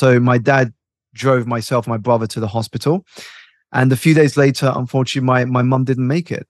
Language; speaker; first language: English; native; English